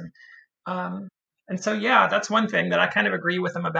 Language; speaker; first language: English; native; English